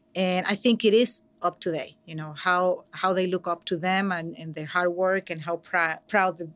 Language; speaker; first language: English; non-native, fluent; Spanish